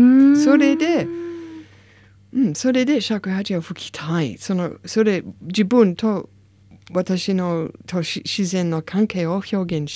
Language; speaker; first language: Japanese; non-native, learner; English